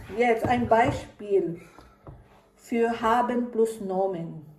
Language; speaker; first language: German; non-native, fluent; Filipino